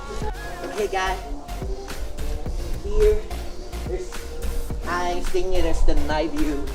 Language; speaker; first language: English; non-native, learner; Chinese